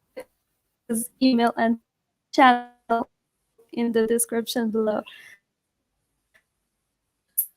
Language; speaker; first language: English; non-native, fluent; Arabic